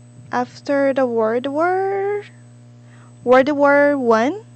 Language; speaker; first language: English; non-native, learner; Korean